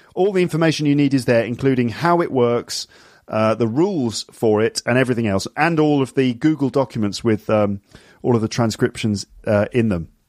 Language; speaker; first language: English; native; English